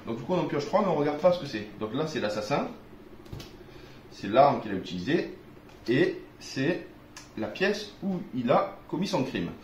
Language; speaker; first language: French; native; French